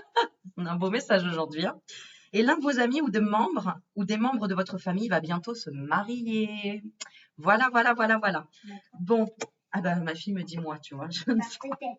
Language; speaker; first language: French; native; French